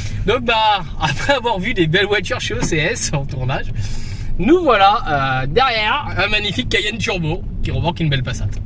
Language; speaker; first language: French; native; French